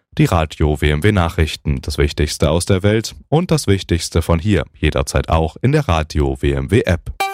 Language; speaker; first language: German; native; German